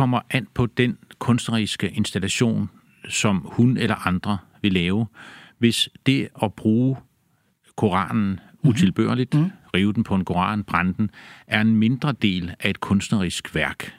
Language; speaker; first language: Danish; native; Danish